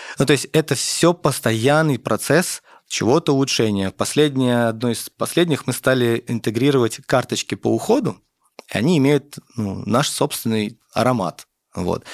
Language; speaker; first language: Russian; native; Russian